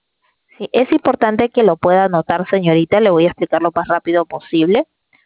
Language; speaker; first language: Spanish; native; Spanish